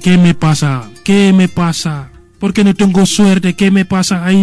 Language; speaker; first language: Spanish; non-native, fluent; Wolof